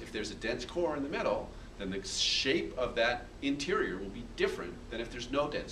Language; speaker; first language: English; native; English